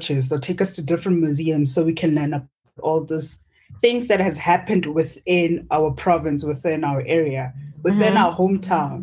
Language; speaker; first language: English; non-native, local second language; Northern Sotho